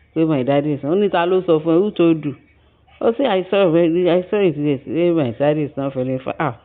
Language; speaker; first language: English; non-native, local second language; Yoruba